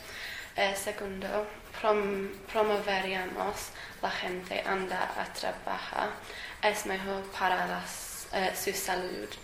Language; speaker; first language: Spanish; non-native, learner; English